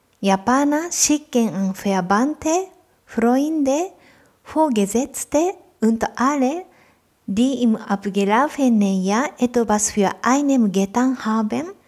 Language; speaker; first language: German; non-native, fluent; Japanese